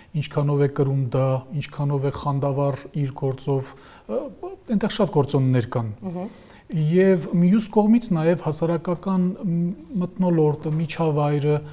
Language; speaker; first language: Armenian; native; Armenian